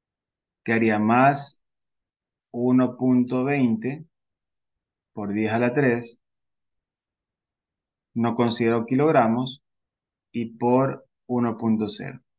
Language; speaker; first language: Spanish; native; Spanish